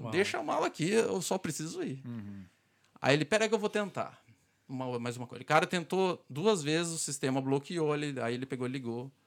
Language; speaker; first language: Portuguese; native; Portuguese